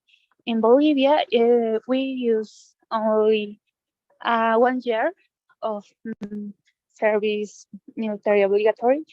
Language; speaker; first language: English; non-native, learner; Spanish